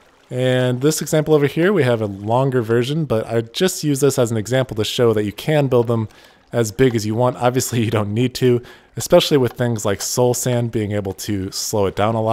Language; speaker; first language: English; native; English